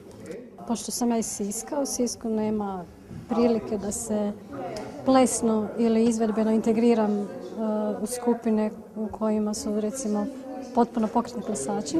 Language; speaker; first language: Bosnian; native; Bosnian